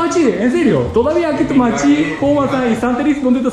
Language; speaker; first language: Spanish; non-native, learner; Japanese